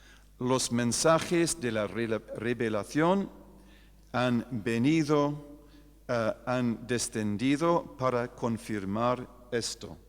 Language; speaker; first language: Spanish; non-native, fluent; English